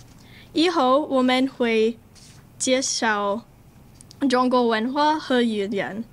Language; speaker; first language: Chinese; non-native, learner; English